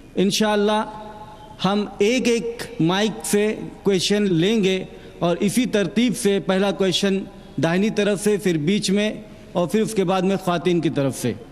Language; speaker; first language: Urdu; native; Urdu